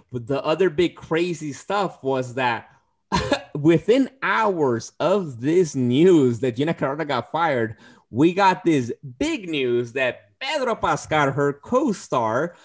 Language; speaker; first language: English; early bilingual, other home language; Spanish